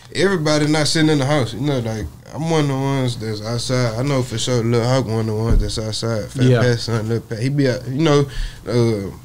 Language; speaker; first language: English; native; English